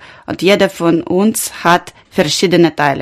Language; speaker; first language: German; non-native, learner; Ukrainian